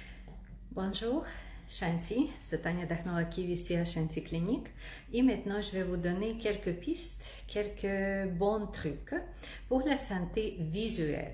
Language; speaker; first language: French; non-native, fluent; Russian